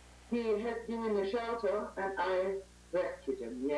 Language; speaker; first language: English; non-native, learner; German